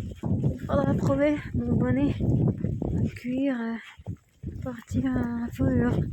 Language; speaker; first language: French; non-native, fluent; Russian